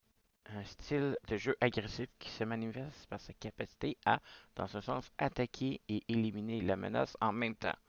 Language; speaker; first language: French; native; French